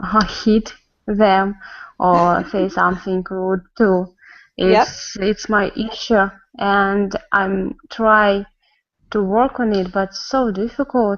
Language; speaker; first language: English; non-native, learner; Russian